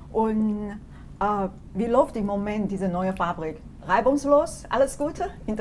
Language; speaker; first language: German; non-native, fluent; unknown